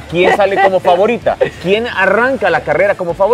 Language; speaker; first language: Spanish; native; Spanish